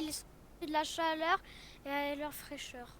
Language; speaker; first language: French; native; French